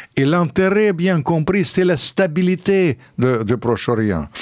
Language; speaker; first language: French; non-native, fluent; Russian